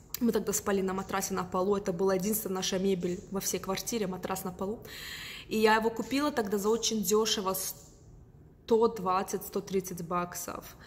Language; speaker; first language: Russian; early bilingual, heritage; Russian